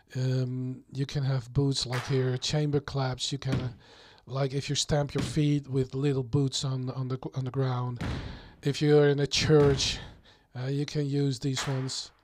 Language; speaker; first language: English; non-native, fluent; Dutch